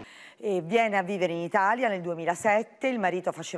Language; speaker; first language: Italian; native; Italian